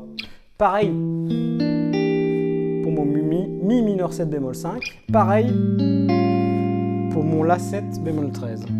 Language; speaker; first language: French; native; French